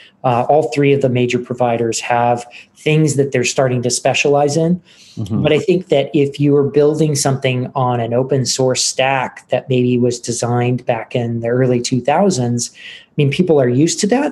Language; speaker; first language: English; native; English